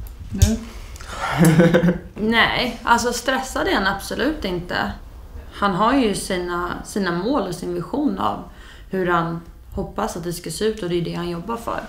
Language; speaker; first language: Swedish; native; Swedish